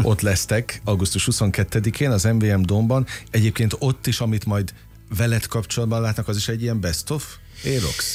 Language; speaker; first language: Hungarian; native; Hungarian